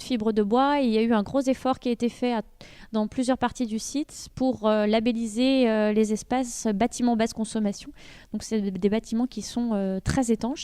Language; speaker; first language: French; native; French